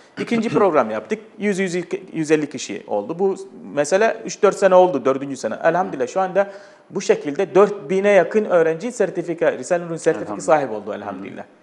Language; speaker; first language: Turkish; non-native, fluent; Arabic